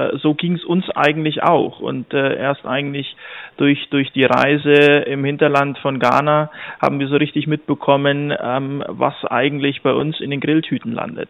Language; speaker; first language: German; native; German